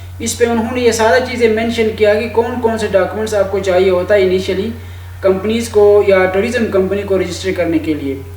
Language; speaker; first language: Urdu; non-native, local second language; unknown